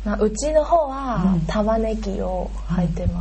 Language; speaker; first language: Japanese; non-native, learner; Chinese